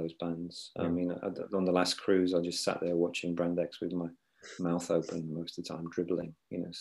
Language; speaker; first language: English; native; English